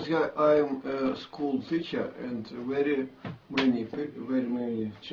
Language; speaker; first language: English; non-native, learner; Russian